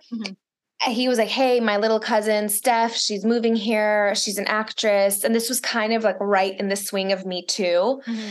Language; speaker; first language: English; early bilingual, other home language; Russian